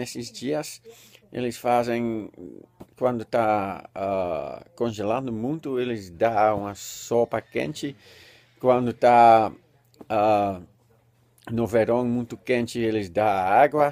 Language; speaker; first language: Portuguese; non-native, learner; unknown